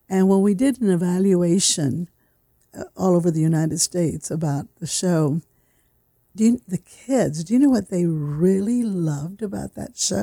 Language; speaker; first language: English; native; English